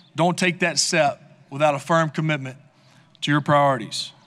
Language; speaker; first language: English; native; English